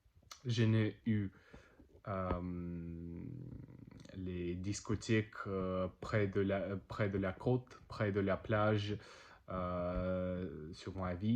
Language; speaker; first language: French; non-native, learner; Russian